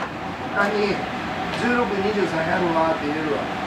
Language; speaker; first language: Japanese; native; Japanese